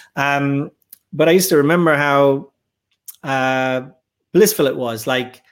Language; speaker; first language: English; native; English